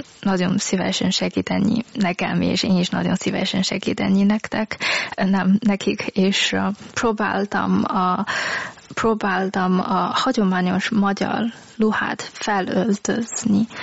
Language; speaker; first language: Hungarian; non-native, learner; Chinese